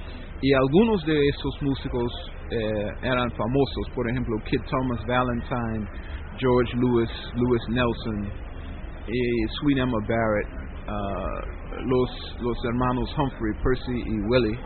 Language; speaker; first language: Spanish; non-native, fluent; English